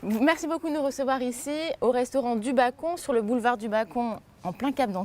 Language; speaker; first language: French; native; French